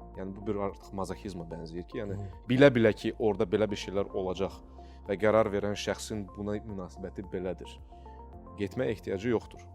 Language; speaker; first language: Azerbaijani; non-native, local second language; Russian